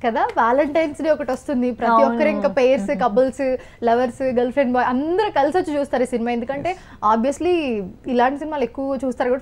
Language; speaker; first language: Telugu; native; Telugu